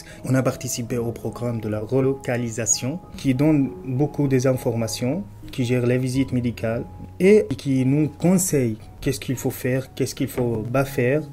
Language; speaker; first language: French; non-native, fluent; Arabic